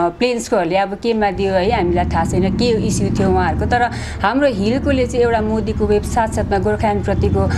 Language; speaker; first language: Nepali; native; Nepali